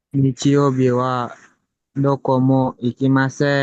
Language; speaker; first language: Japanese; non-native, learner; Indonesian